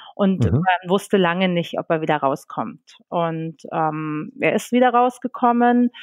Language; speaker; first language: German; native; German